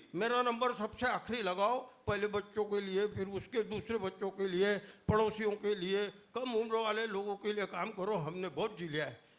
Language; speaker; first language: Hindi; non-native, local second language; Marathi